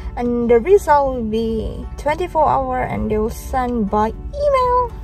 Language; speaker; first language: English; non-native, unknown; Indonesian